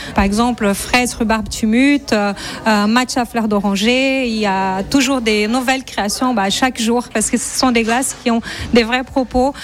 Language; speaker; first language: French; non-native, fluent; Portuguese